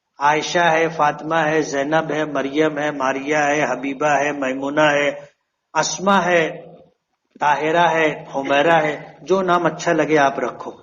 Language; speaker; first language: Urdu; native; Urdu